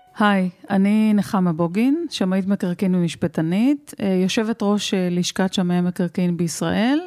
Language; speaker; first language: Hebrew; native; Hebrew